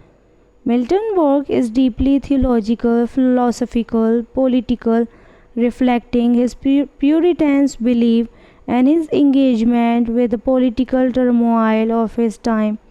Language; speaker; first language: English; non-native, fluent; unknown